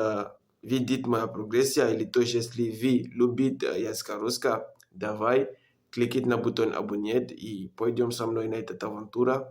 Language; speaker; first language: Russian; non-native, learner; French